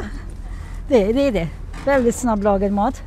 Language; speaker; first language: Swedish; non-native, learner; Turkish